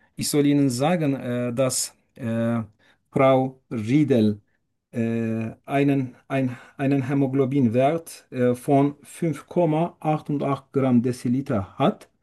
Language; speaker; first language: German; non-native, learner; Turkish